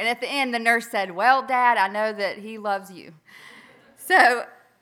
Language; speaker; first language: English; native; English